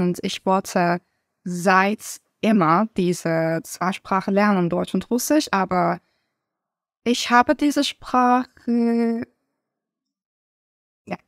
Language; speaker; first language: German; non-native, learner; Turkish